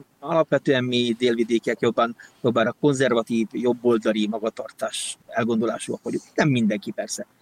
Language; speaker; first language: Hungarian; native; Hungarian